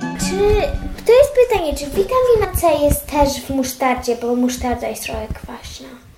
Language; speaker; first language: Polish; early bilingual, heritage; Polish